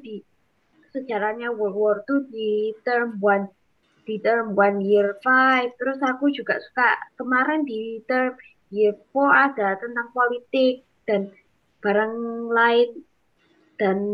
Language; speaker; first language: Indonesian; non-native, local second language; English